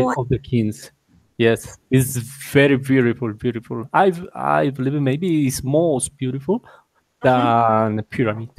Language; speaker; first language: English; non-native, learner; Spanish